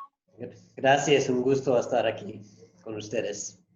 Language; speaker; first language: Spanish; non-native, fluent; English